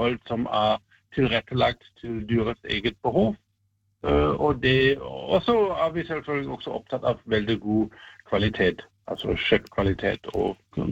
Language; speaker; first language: Norwegian; non-native, fluent; German